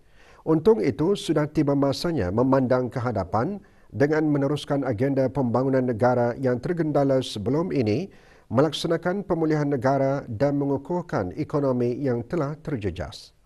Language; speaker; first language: Malay; native; Malay